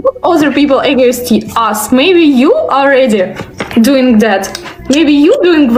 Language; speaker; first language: English; non-native, learner; Russian